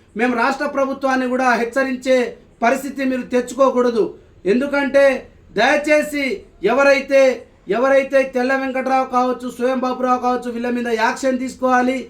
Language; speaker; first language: Telugu; non-native, local second language; Lambadi